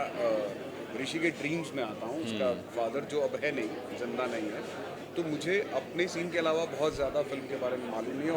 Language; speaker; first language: Hindi; native; Hindi